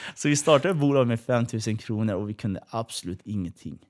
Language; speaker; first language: Swedish; early bilingual, other home language; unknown